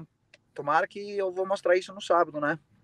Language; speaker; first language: Portuguese; non-native, fluent; English